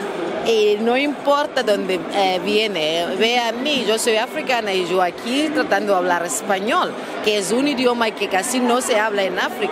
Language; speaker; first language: Spanish; non-native, fluent; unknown